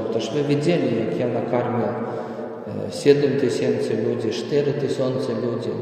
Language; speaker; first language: Polish; non-native, local second language; Ukrainian